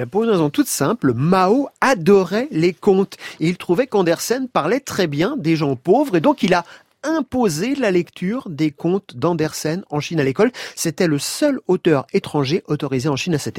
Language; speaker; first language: French; native; French